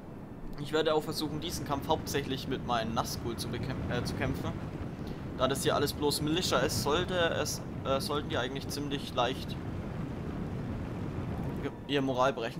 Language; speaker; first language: German; native; German